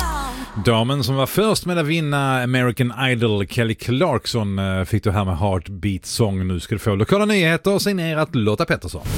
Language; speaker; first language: Swedish; native; Swedish